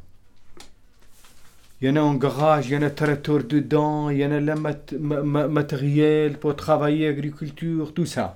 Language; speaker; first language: French; non-native, learner; Kurdish